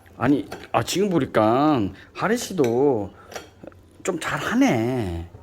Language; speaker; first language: Korean; native; Korean